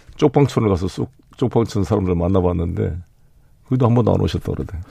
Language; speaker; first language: Korean; native; Korean